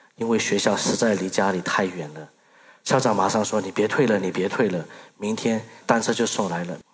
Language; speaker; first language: Chinese; early bilingual, other home language; Burmese